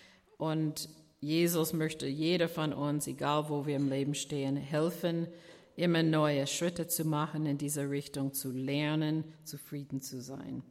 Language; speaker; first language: German; non-native, fluent; English